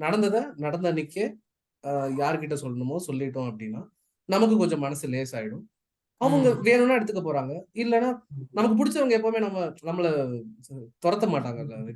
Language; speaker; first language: Tamil; native; Tamil